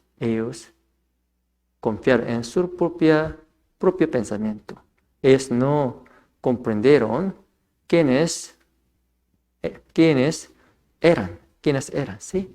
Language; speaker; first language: Spanish; non-native, fluent; Korean